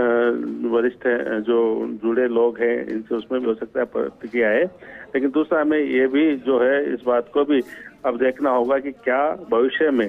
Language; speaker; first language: Hindi; native; Hindi